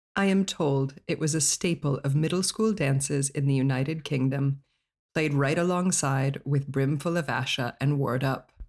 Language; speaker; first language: English; native; English